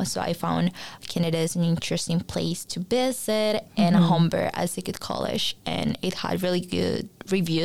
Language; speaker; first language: English; non-native, fluent; Spanish